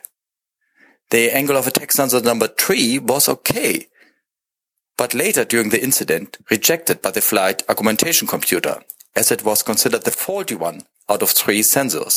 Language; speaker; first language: English; non-native, fluent; German